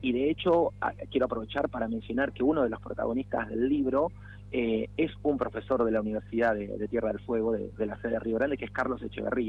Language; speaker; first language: Spanish; native; Spanish